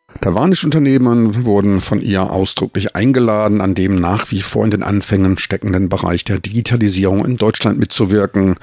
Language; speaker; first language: German; native; German